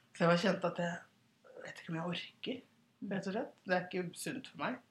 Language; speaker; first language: Norwegian; early bilingual, other home language; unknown